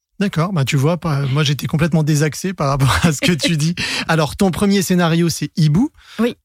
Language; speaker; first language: French; native; French